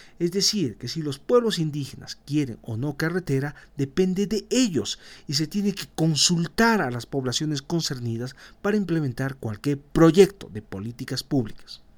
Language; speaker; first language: Spanish; native; Spanish